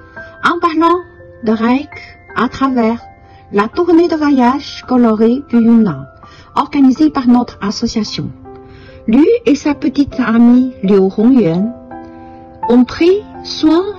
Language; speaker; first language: French; non-native, fluent; Chinese